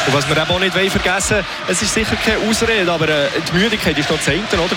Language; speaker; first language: German; native; German